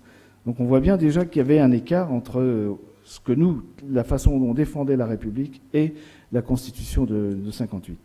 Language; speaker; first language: French; native; French